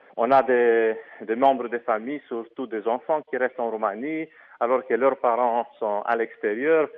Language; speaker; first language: French; non-native, fluent; Romanian